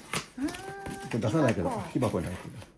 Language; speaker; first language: Japanese; native; Japanese